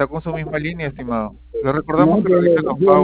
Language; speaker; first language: Spanish; native; Spanish